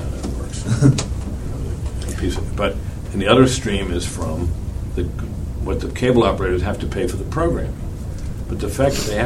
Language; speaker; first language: English; native; English